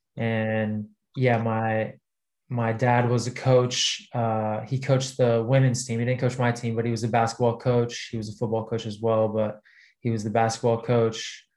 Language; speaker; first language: English; native; English